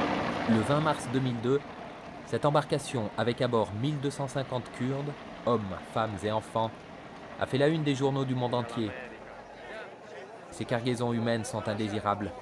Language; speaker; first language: French; native; French